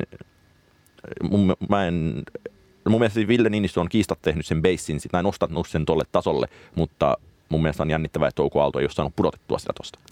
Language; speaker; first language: Finnish; native; Finnish